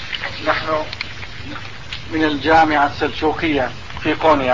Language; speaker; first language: Arabic; non-native, fluent; Turkish